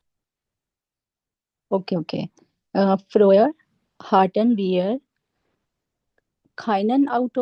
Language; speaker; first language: German; non-native, learner; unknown